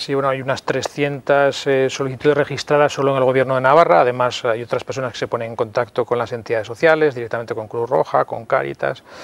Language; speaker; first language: Spanish; native; Spanish